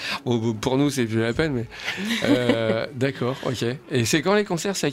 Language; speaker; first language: French; native; French